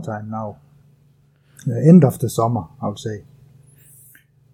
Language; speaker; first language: English; non-native, fluent; Danish